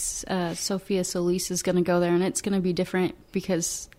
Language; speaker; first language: English; native; English